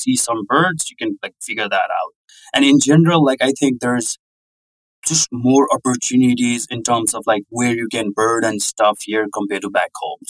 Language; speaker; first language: English; non-native, local second language; Nepali